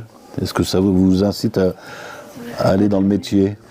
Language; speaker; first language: French; native; French